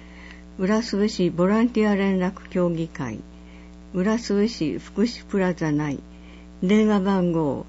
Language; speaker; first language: Japanese; native; Japanese